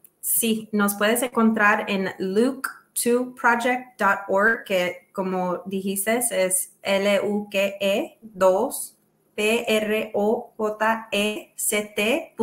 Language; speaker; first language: Spanish; early bilingual, other home language; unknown